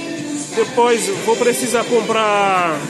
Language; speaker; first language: Portuguese; non-native, fluent; Haitian Creole